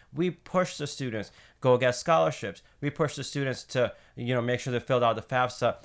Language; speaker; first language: English; native; English